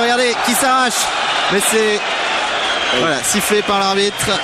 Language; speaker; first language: French; native; French